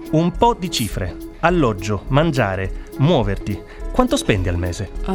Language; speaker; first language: Italian; native; Italian